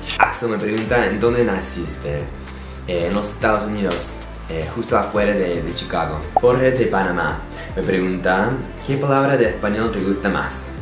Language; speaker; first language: Spanish; non-native, fluent; English